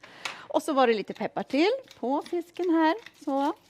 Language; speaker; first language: Swedish; native; Swedish